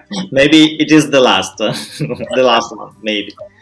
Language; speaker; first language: English; non-native, fluent; Italian